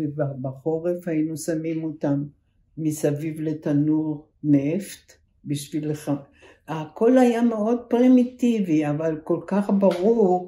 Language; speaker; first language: Hebrew; early bilingual, other home language; German